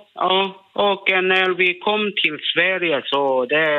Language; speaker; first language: Swedish; non-native, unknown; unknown